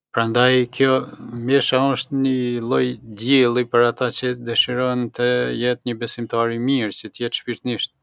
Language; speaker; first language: Albanian; native; Albanian